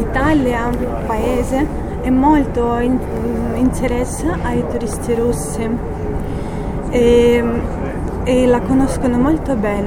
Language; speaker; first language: Italian; non-native, fluent; Russian